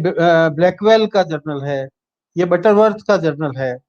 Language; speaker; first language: Hindi; native; Hindi